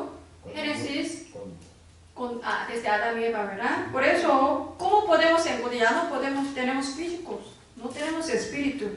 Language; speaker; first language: Spanish; non-native, learner; Korean